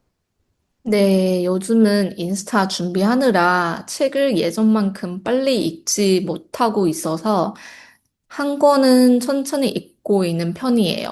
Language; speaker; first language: Korean; non-native, fluent; Chinese